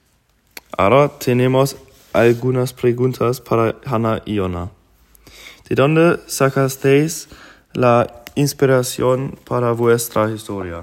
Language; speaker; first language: Spanish; non-native, learner; German